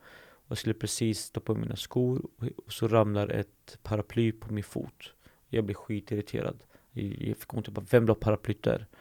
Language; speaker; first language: Swedish; early bilingual, other home language; Assyrian Neo-Aramaic